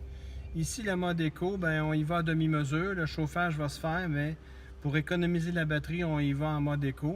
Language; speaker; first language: French; native; French